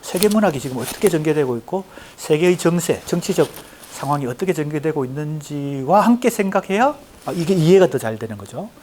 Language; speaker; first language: Korean; native; Korean